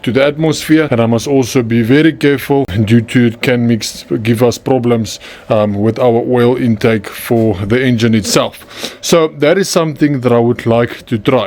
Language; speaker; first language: English; non-native, local second language; Afrikaans